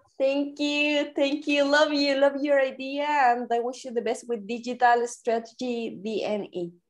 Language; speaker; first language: English; non-native, fluent; Spanish